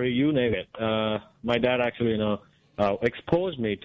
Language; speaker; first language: English; non-native, local second language; Kannada